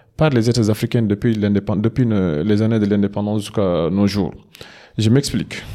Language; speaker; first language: French; non-native, local second language; Fula